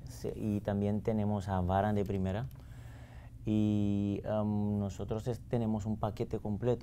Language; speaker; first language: Spanish; non-native, fluent; Papiamento